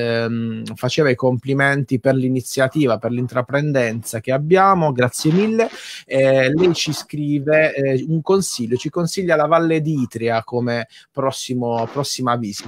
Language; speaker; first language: Italian; native; Italian